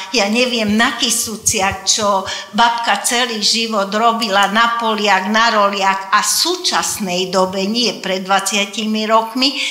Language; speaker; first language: Slovak; non-native, local second language; Hungarian